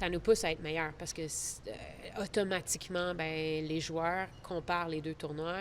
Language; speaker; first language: French; native; French